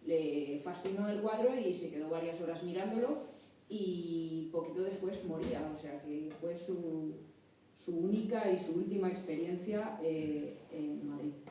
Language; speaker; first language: Spanish; native; Spanish